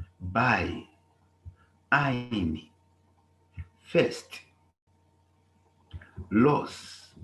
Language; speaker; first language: German; non-native, fluent; English